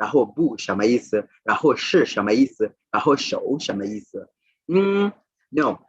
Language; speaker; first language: Chinese; non-native, fluent; Swahili